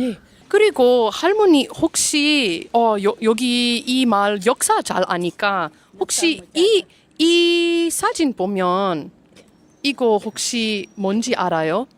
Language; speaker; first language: Korean; non-native, learner; English